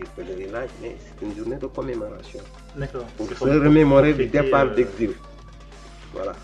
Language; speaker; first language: French; non-native, local second language; Wolof